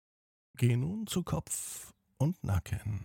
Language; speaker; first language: German; native; German